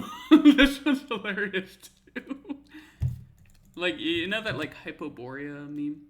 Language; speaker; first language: English; native; English